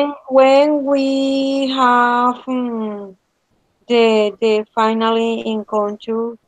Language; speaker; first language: English; non-native, learner; Spanish